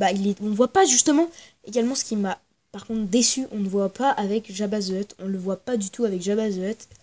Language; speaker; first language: French; native; French